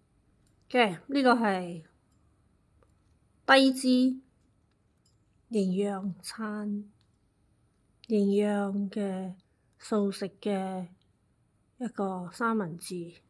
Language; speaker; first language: Cantonese; native; Cantonese